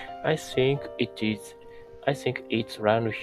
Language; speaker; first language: English; non-native, learner; Japanese